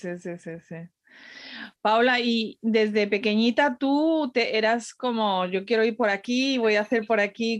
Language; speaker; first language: Spanish; native; Spanish